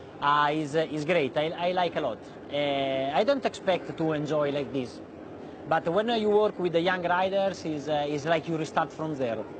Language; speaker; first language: English; non-native, learner; Italian